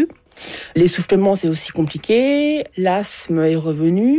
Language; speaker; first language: French; native; French